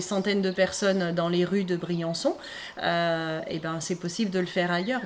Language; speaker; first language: French; native; French